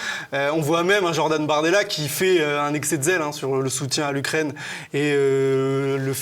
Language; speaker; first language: French; native; French